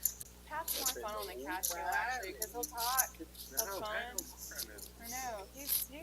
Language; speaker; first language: English; native; English